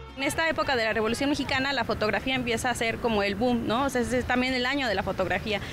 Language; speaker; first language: Spanish; native; Spanish